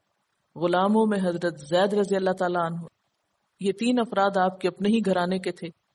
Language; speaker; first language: Urdu; native; Urdu